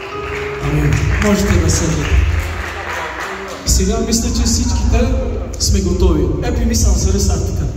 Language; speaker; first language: Bulgarian; non-native, local second language; Turkish